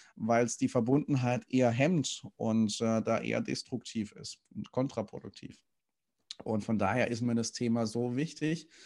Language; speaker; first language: German; native; German